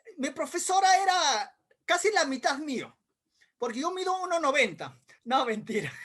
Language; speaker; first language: Spanish; non-native, local second language; Quechua